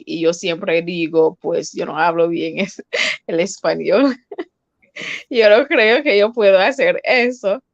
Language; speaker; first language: Spanish; non-native, fluent; English